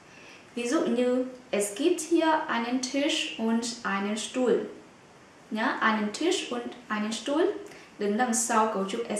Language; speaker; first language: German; non-native, fluent; Vietnamese